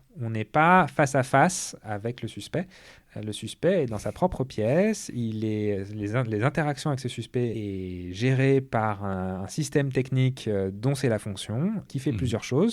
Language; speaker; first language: French; native; French